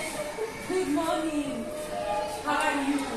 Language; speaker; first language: English; non-native, learner; Indonesian